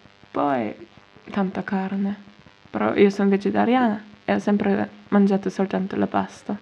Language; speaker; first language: Italian; non-native, fluent; German